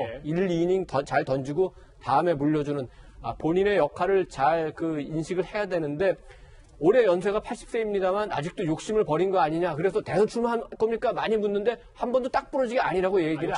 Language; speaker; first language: Korean; native; Korean